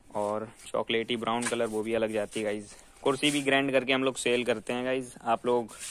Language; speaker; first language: Hindi; native; Hindi